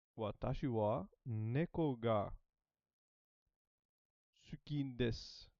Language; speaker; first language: Japanese; non-native, learner; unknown